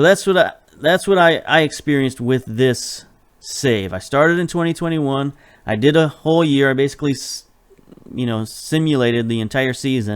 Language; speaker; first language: English; native; English